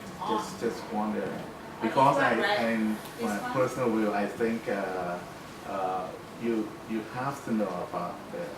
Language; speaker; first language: English; non-native, fluent; Thai